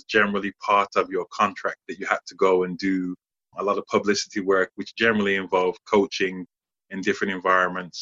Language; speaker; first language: English; native; English